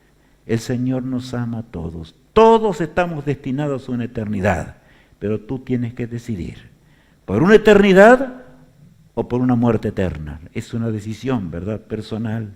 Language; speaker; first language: Spanish; native; Spanish